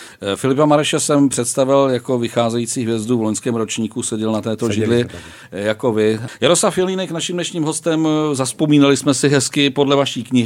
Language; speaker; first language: Czech; native; Czech